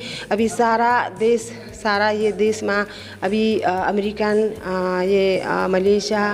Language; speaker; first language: Hindi; non-native, learner; Burmese